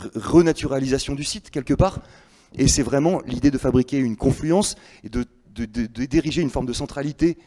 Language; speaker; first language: French; native; French